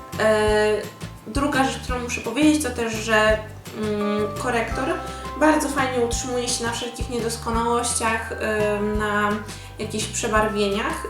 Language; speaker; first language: Polish; native; Polish